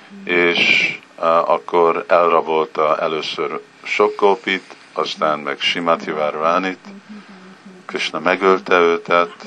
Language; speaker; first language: Hungarian; early bilingual, heritage; Hungarian